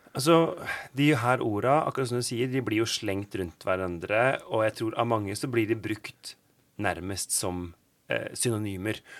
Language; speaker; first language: Norwegian; native; Norwegian